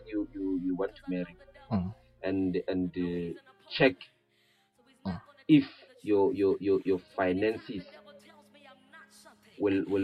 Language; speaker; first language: English; non-native, local second language; Northern Sotho